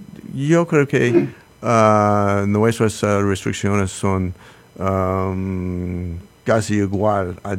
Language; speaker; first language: Spanish; non-native, learner; English